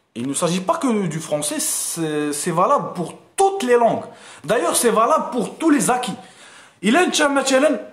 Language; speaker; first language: French; non-native, local second language; Arabic